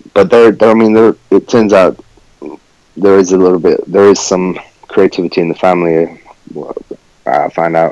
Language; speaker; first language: English; native; English